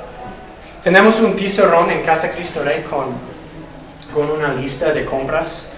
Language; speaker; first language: Spanish; non-native, fluent; English